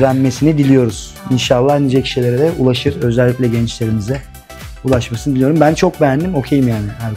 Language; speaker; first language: Turkish; native; Turkish